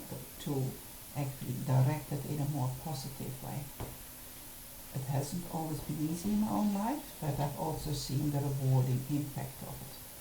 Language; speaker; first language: English; non-native, fluent; Dutch